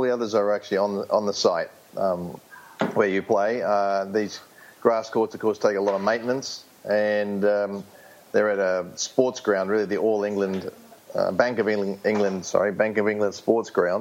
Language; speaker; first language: English; native; English